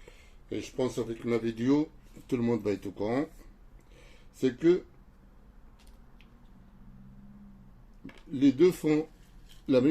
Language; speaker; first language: French; non-native, local second language; Arabic